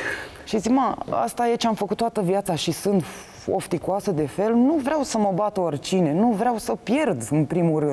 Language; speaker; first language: Romanian; native; Romanian